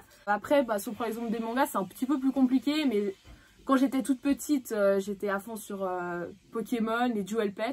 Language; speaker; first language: French; native; French